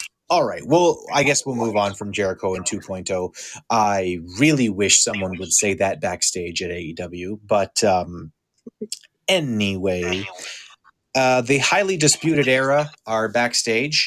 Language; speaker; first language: English; native; English